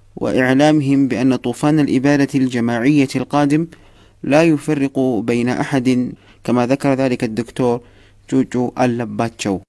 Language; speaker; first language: Arabic; non-native, fluent; Amharic